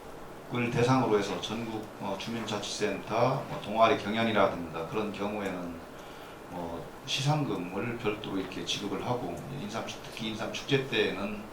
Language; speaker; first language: Korean; native; Korean